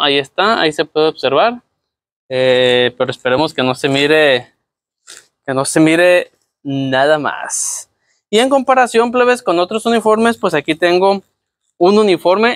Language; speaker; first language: Spanish; native; Spanish